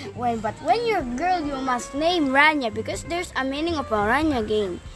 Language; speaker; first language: English; non-native, fluent; Arabic